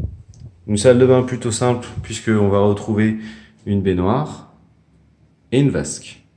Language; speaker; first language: French; native; French